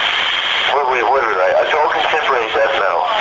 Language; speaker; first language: English; native; English